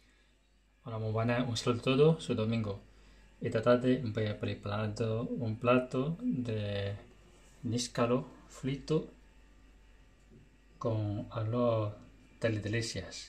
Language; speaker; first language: Spanish; non-native, learner; Chinese